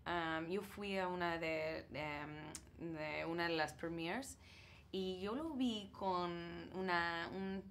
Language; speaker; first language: Spanish; non-native, learner; English